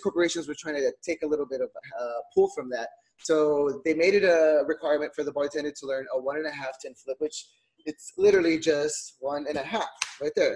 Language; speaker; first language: English; native; English